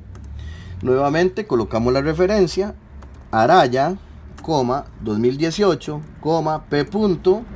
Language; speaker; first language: Spanish; native; Spanish